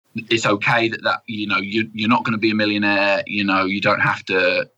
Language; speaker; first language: English; native; English